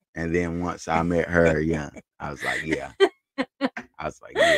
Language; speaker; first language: English; native; English